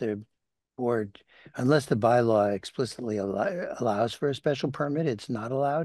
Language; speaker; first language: English; native; English